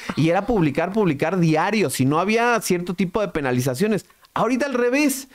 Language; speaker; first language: Spanish; native; Spanish